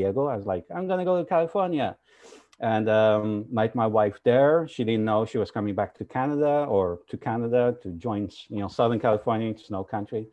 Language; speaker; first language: English; non-native, fluent; Portuguese